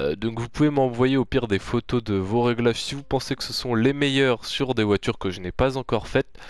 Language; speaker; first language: French; native; French